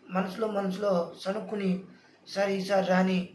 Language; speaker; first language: Telugu; non-native, local second language; Lambadi